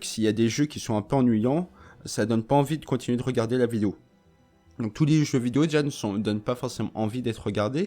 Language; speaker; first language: French; native; French